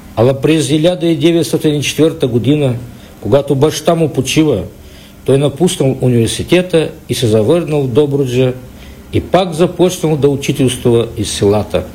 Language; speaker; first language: Bulgarian; early bilingual, heritage; Bulgarian